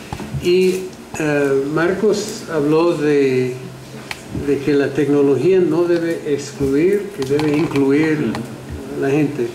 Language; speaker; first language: Spanish; non-native, fluent; English